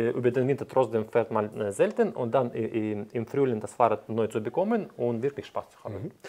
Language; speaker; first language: German; non-native, fluent; Ukrainian